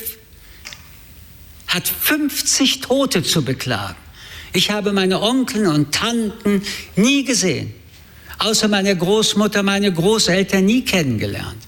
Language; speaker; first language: German; early bilingual, other home language; French